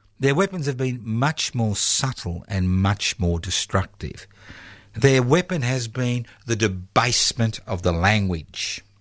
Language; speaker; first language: English; early bilingual, other home language; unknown